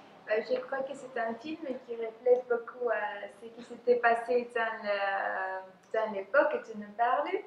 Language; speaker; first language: French; non-native, fluent; Spanish